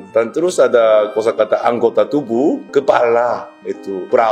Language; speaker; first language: Indonesian; non-native, learner; Korean